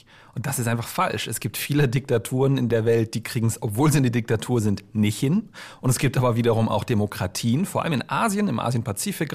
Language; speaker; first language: German; native; German